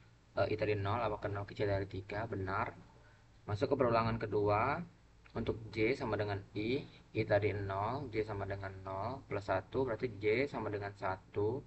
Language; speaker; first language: Indonesian; native; Indonesian